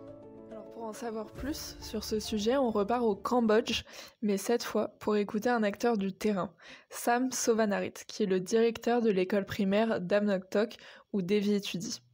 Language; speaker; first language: French; native; French